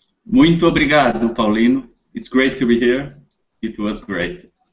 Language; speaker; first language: English; non-native, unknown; Portuguese